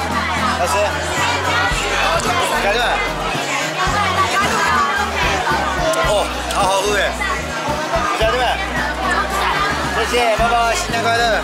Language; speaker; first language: Chinese; non-native, fluent; Turkish